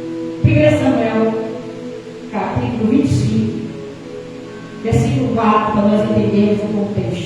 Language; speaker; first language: Portuguese; native; Portuguese